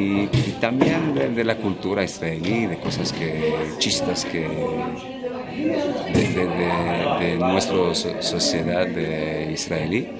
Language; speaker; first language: Spanish; non-native, learner; Hebrew